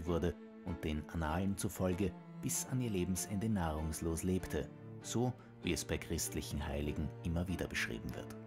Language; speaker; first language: German; native; German